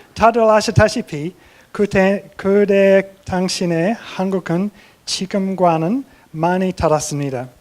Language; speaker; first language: Korean; non-native, learner; English